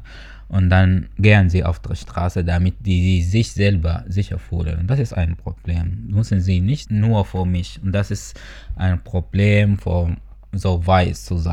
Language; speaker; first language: German; non-native, fluent; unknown